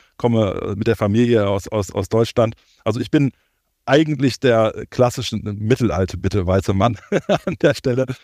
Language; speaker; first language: German; native; German